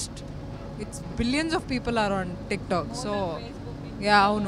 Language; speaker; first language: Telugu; non-native, fluent; Hindi